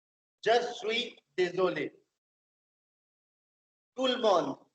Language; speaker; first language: French; non-native, fluent; Hindi